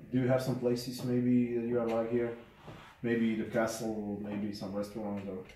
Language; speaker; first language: English; non-native, learner; Slovak